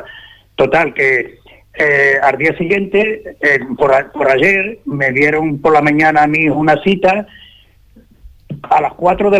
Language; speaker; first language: Spanish; native; Spanish